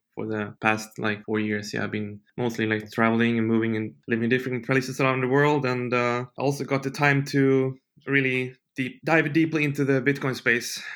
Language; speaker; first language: English; non-native, fluent; Swedish